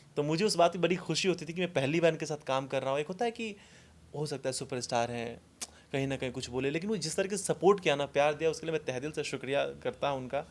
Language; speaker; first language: Hindi; non-native, local second language; Maithili